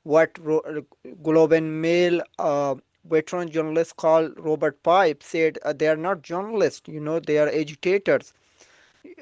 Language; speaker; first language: English; non-native, fluent; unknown